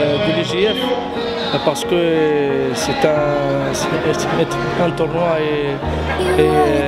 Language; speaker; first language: French; non-native, learner; Arabic